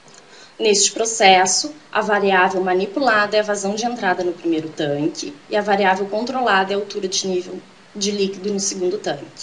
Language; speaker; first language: Portuguese; native; Portuguese